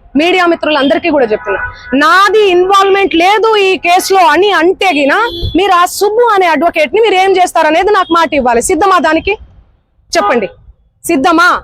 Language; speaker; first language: Telugu; non-native, local second language; Lambadi